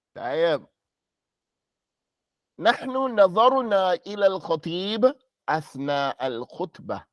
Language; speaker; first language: Arabic; non-native, fluent; English